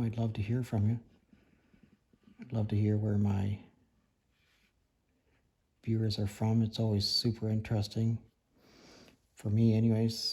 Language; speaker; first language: English; native; English